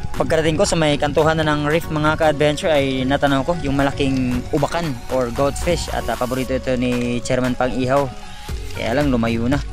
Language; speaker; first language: Filipino; non-native, local second language; Cebuano